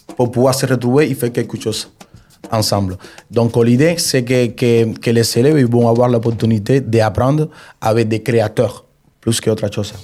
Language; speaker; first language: French; non-native, fluent; Spanish